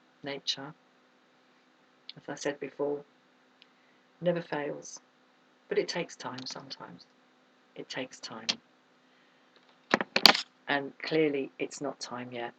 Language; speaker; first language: English; native; English